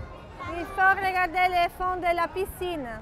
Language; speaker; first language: French; non-native, learner; Italian